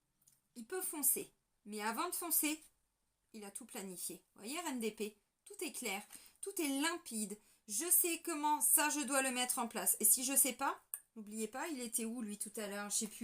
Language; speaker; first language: French; native; French